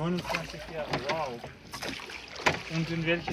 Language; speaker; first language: German; non-native, fluent; Russian